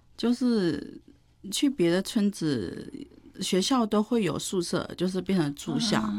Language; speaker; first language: Chinese; early bilingual, heritage; Chinese